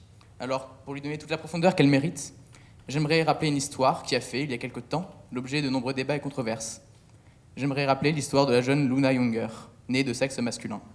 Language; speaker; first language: French; native; French